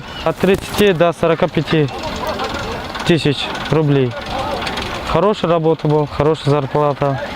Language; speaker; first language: Russian; non-native, learner; Tajik